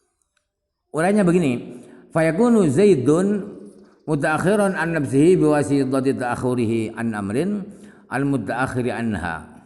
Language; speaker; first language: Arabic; non-native, fluent; Indonesian